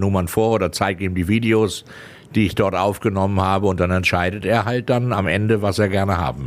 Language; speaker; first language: German; native; German